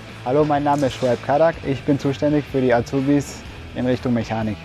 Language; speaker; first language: German; native; German